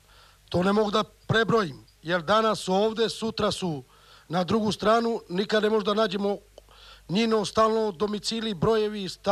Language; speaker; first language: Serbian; non-native, local second language; Romany